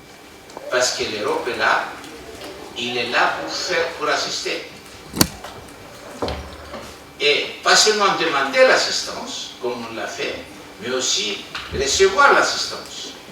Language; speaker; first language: French; non-native, fluent; Greek